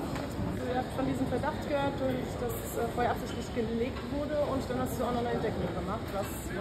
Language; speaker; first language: German; native; German